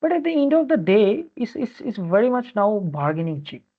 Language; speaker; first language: English; non-native, local second language; Bangla